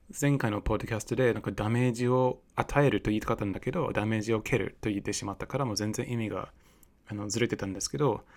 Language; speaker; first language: Japanese; non-native, fluent; English